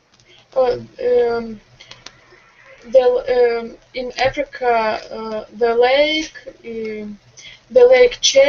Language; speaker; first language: English; non-native, learner; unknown